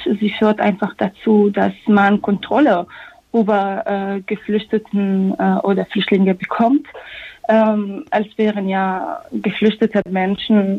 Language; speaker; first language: German; non-native, fluent; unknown